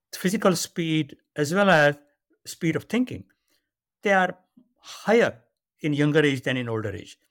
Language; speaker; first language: English; non-native, local second language; Marathi